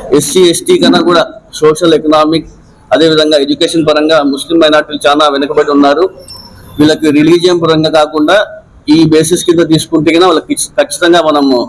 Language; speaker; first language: Telugu; non-native, local second language; Urdu